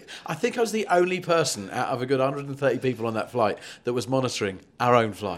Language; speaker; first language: English; native; English